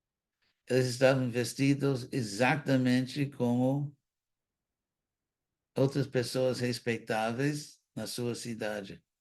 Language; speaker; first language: Portuguese; non-native, fluent; English